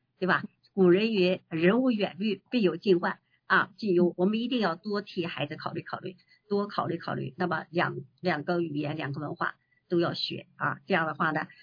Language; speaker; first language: Chinese; native; Chinese